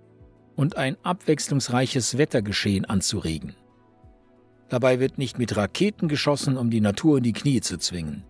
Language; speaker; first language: German; native; German